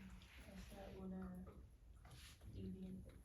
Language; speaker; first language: Spanish; non-native, learner; English